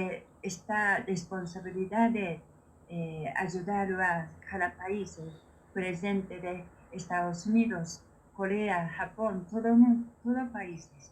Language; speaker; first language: Spanish; non-native, learner; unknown